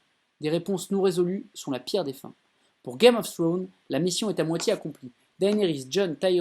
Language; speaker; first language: French; native; French